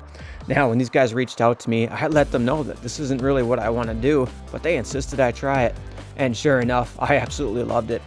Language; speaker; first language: English; native; English